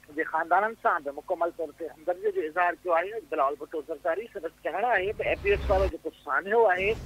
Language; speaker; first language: Urdu; non-native, local second language; Sindhi